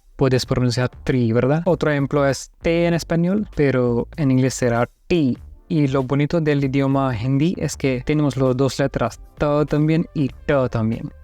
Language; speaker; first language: Spanish; non-native, learner; Hindi